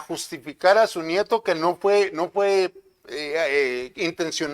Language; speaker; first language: Spanish; native; Spanish